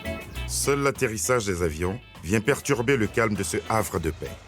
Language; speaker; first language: French; native; French